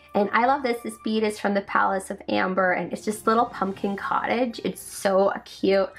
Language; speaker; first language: English; native; English